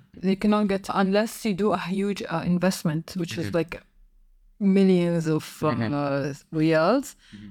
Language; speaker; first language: English; non-native, fluent; Arabic